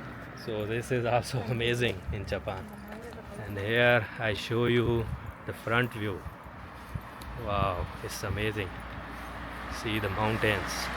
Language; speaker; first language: English; non-native, local second language; Urdu